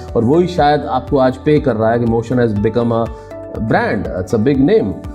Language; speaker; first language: Hindi; native; Hindi